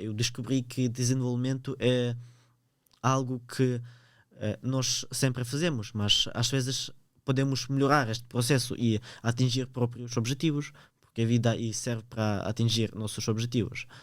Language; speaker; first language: Portuguese; early bilingual, other home language; Ukrainian